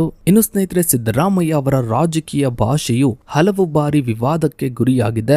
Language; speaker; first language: Kannada; native; Kannada